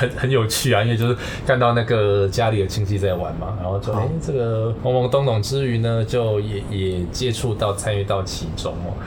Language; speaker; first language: Chinese; native; Chinese